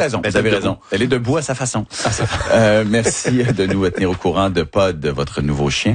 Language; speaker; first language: French; native; French